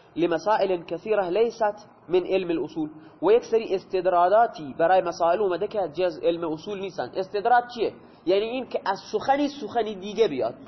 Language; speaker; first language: Persian; native; Persian